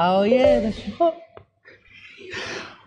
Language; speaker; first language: Chinese; non-native, learner; Japanese